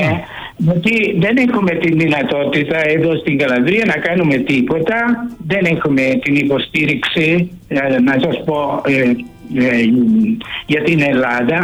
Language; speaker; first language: Greek; non-native, fluent; Italian